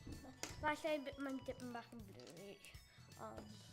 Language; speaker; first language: Welsh; non-native, local second language; English